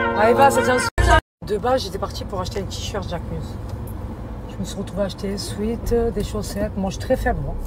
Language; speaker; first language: French; early bilingual, other home language; Arabic